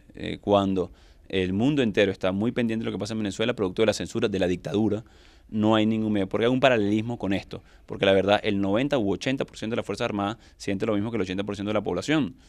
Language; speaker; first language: Spanish; native; Spanish